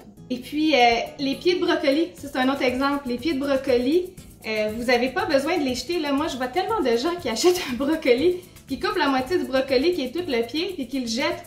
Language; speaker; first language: French; native; French